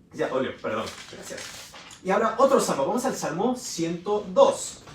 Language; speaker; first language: Spanish; early bilingual, heritage; Spanish